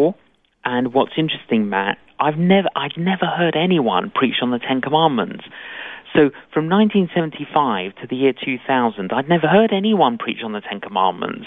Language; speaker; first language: English; native; English